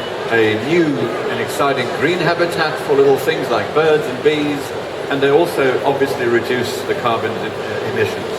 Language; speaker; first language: English; native; English